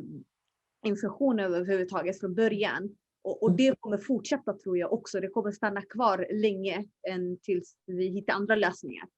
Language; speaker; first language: Swedish; early bilingual, other home language; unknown